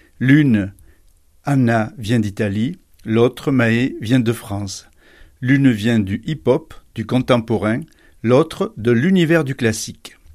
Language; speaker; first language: French; native; French